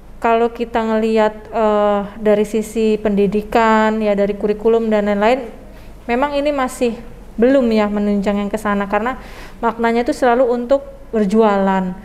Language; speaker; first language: Indonesian; native; Indonesian